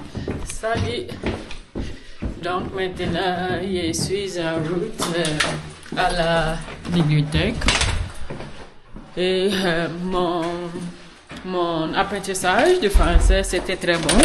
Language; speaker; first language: French; non-native, learner; English